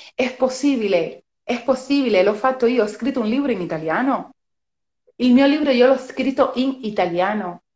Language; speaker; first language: Italian; non-native, fluent; Spanish